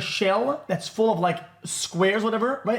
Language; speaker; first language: English; non-native, local second language; French